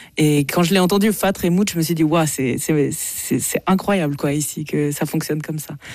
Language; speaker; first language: French; native; French